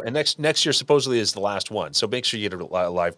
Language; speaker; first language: English; native; English